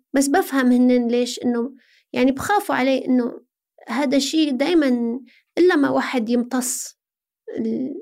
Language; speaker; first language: Arabic; native; Arabic